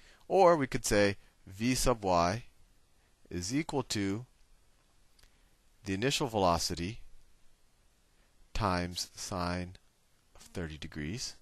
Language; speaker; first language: English; native; English